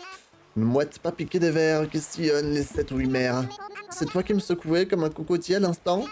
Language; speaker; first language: French; native; French